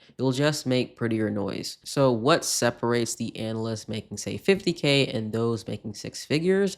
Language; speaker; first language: English; native; English